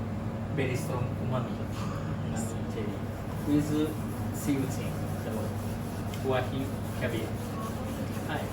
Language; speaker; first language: English; non-native, learner; Japanese